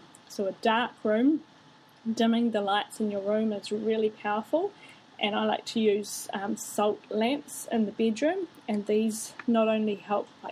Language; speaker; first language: English; native; English